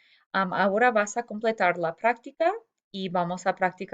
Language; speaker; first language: Spanish; non-native, fluent; English